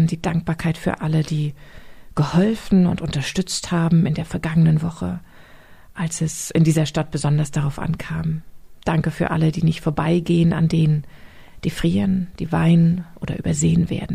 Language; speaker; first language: German; native; German